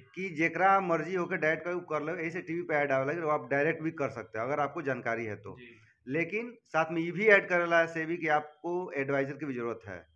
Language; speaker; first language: Hindi; native; Hindi